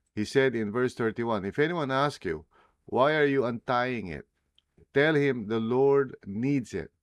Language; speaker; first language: English; non-native, local second language; Filipino